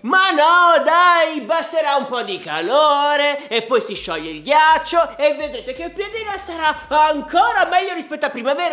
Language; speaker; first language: Italian; native; Italian